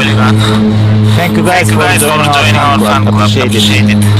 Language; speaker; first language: English; non-native, learner; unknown